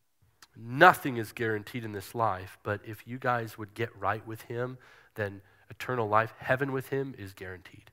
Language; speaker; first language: English; native; English